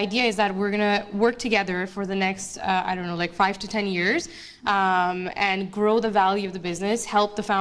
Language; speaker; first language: English; non-native, local second language; Bangla